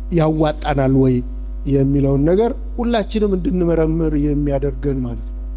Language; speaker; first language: Amharic; non-native, local second language; Oromo